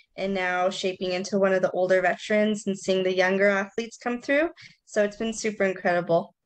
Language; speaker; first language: English; native; English